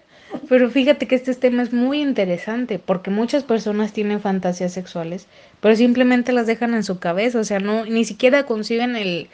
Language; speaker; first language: Spanish; native; Spanish